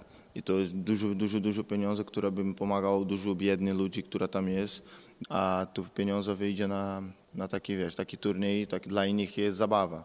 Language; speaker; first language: Polish; non-native, learner; Portuguese